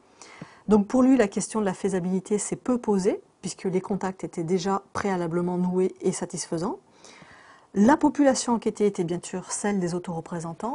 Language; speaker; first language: French; native; French